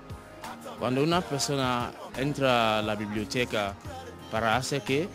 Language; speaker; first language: Spanish; non-native, fluent; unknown